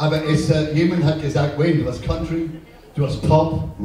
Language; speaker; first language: German; non-native, learner; English